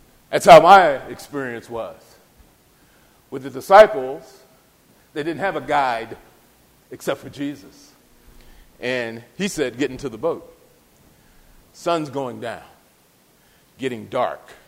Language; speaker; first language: English; native; English